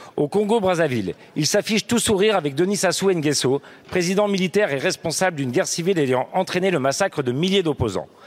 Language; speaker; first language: French; native; French